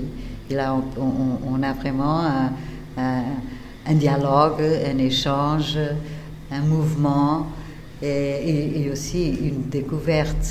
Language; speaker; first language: French; non-native, fluent; Portuguese